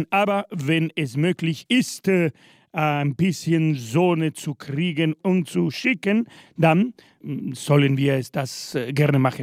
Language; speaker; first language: German; non-native, fluent; Spanish